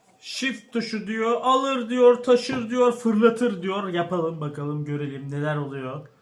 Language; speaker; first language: Turkish; native; Turkish